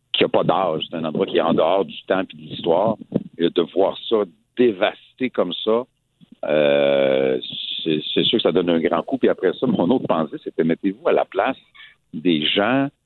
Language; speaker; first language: French; native; French